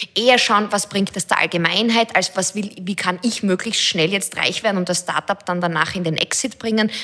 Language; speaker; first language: German; native; German